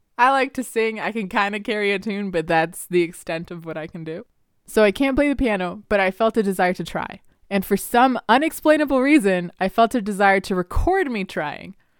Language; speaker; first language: English; early bilingual, other home language; Spanish